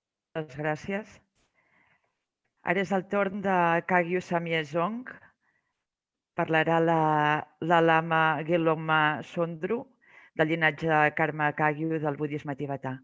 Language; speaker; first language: Catalan; native; Catalan